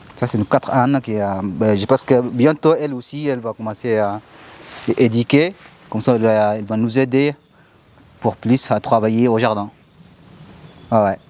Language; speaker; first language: French; non-native, learner; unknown